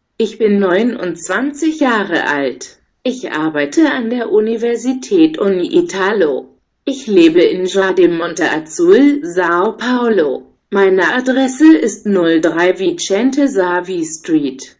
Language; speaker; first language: German; non-native, learner; Portuguese